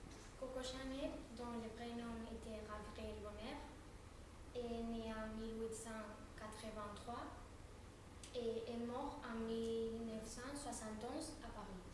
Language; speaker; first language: French; non-native, learner; Spanish